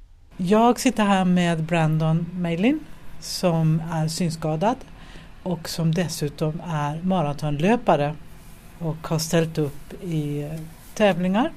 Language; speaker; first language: Swedish; native; Swedish